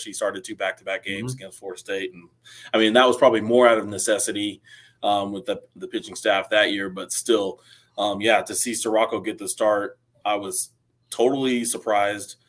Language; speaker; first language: English; native; English